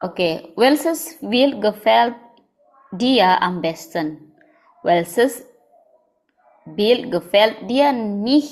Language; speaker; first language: German; non-native, fluent; Indonesian